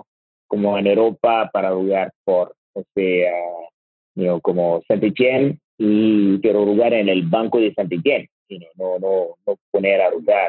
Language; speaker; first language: Spanish; non-native, learner; French